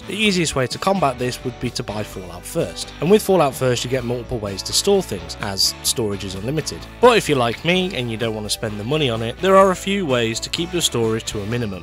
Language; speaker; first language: English; native; English